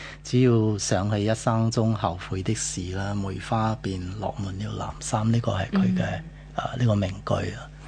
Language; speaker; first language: Cantonese; non-native, fluent; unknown